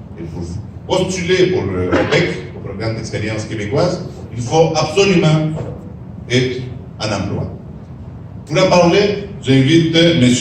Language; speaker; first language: French; native; French